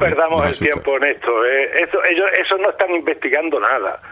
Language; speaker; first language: Spanish; native; Spanish